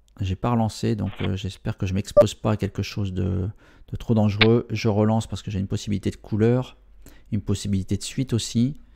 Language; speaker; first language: French; native; French